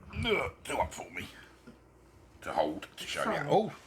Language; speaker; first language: English; native; English